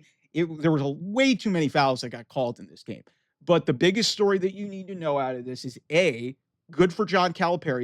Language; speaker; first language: English; native; English